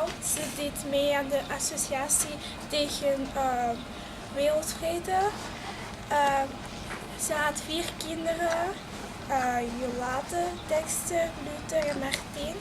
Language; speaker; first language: Dutch; non-native, local second language; French